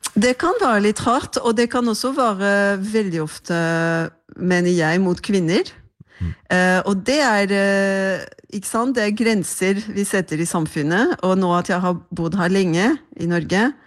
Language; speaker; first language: Norwegian; non-native, fluent; French